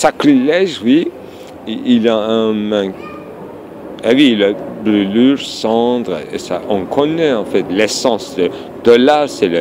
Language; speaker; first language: French; non-native, fluent; Turkish